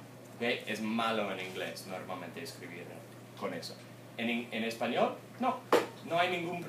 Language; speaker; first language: Spanish; non-native, fluent; English